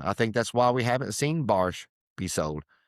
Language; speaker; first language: English; native; English